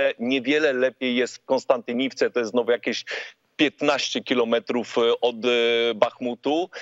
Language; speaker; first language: Polish; native; Polish